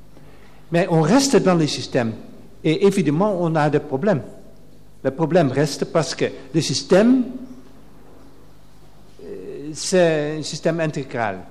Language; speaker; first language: French; non-native, fluent; Dutch